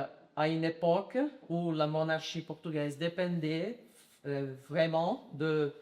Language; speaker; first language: French; non-native, learner; Portuguese